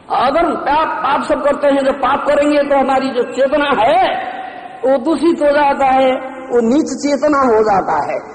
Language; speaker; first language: Hindi; non-native, local second language; Odia